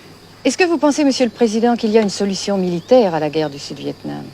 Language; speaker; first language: French; native; French